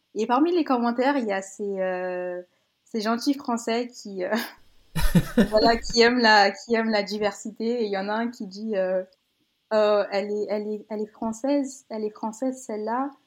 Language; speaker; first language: French; native; French